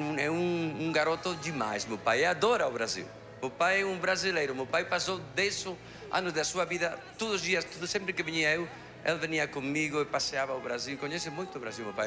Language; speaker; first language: Portuguese; non-native, fluent; Spanish